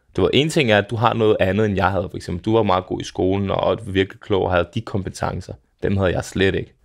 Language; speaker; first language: Danish; early bilingual, other home language; Serbian